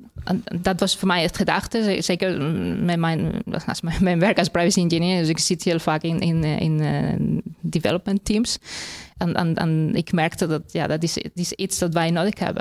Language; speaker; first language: Dutch; non-native, fluent; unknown